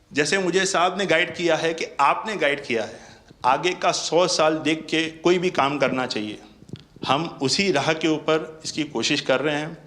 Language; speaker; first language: Hindi; non-native, local second language; Gujarati